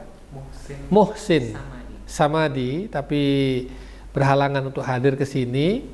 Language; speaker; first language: Indonesian; native; Indonesian